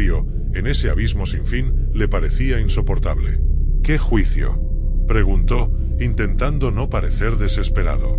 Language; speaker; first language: Spanish; native; Spanish